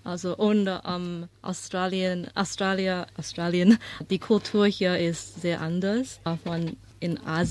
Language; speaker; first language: German; non-native, learner; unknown